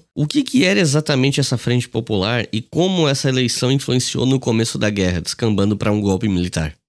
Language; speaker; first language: Portuguese; native; Portuguese